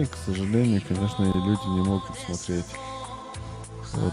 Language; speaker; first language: Russian; non-native, local second language; Tajik